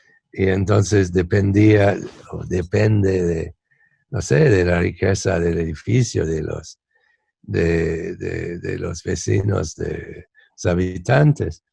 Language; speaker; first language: Spanish; non-native, fluent; English